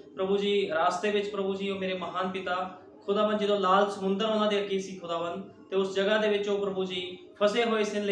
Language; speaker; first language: Hindi; non-native, local second language; Punjabi